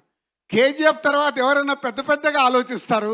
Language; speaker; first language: Telugu; native; Telugu